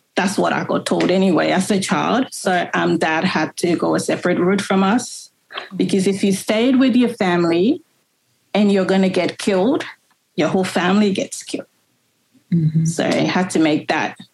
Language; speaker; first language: English; native; English